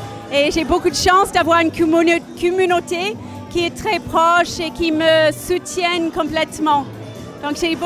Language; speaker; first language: French; non-native, learner; English